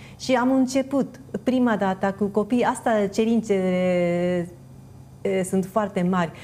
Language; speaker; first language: Romanian; non-native, fluent; Japanese